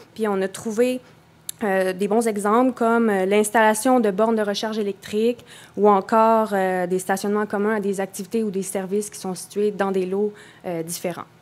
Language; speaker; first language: French; native; French